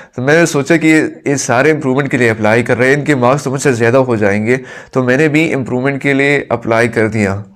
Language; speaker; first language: Urdu; non-native, local second language; Pashto